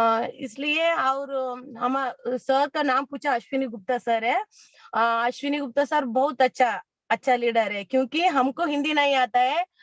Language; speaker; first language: Hindi; non-native, local second language; Kannada